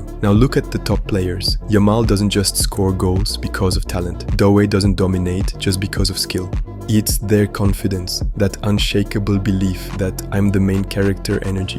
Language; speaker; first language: English; native; English